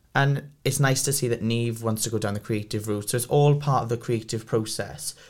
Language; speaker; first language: English; native; English